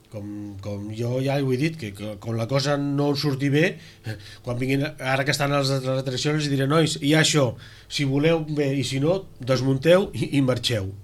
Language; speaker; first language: Catalan; native; Catalan